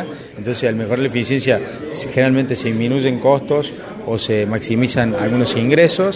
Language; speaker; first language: Spanish; native; Spanish